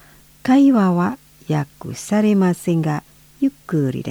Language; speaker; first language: Japanese; non-native, fluent; Indonesian